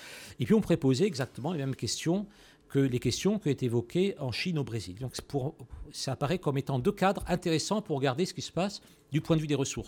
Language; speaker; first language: French; native; French